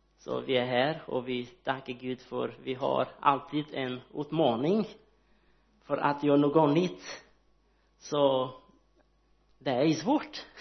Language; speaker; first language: Swedish; non-native, learner; Portuguese